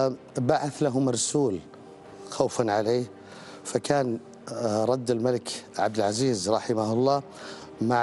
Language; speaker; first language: Arabic; native; Arabic